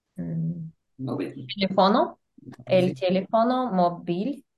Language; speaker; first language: Spanish; non-native, fluent; Russian